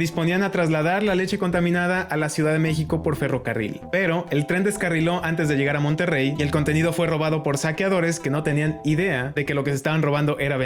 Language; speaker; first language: Spanish; native; Spanish